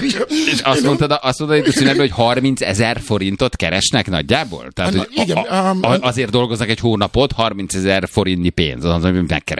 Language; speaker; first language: Hungarian; native; Hungarian